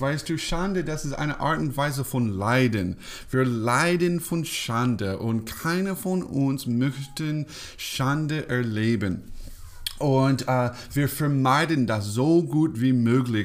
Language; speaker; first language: German; non-native, fluent; English